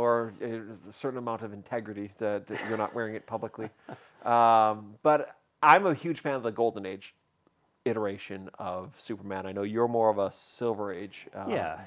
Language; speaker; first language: English; native; English